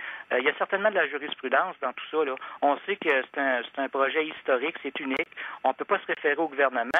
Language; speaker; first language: French; native; French